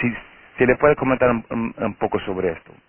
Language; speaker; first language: Spanish; non-native, fluent; Portuguese